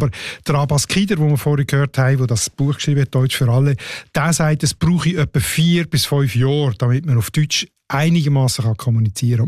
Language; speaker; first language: German; native; German